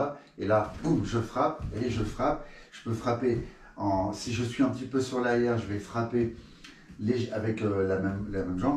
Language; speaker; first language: French; native; French